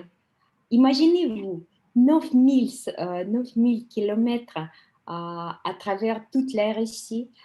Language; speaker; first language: French; non-native, fluent; Russian